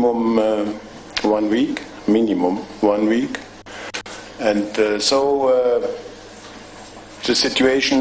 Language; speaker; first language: English; non-native, fluent; German